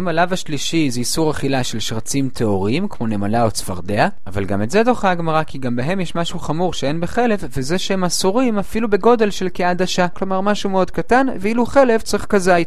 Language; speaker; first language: Hebrew; native; Hebrew